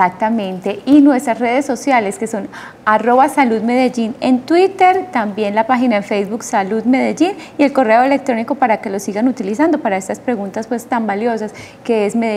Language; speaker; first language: Spanish; native; Spanish